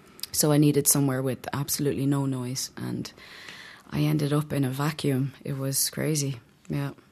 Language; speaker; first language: English; native; English